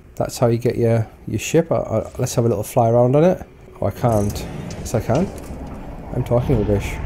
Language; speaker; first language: English; native; English